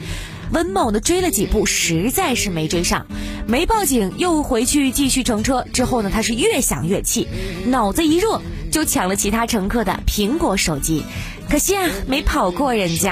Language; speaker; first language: Chinese; native; Chinese